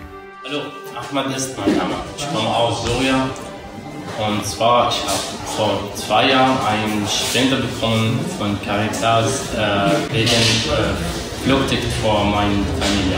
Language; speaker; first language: German; non-native, learner; Arabic